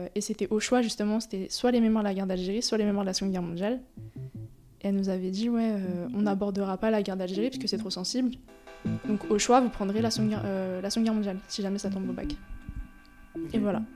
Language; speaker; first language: French; native; French